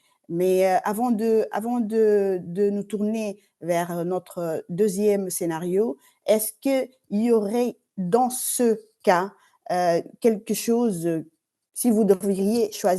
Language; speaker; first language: French; non-native, fluent; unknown